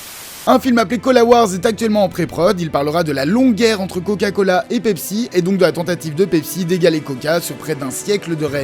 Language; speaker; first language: French; native; French